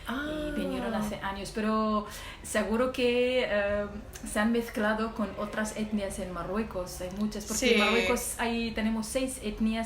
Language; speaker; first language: Spanish; non-native, local second language; Arabic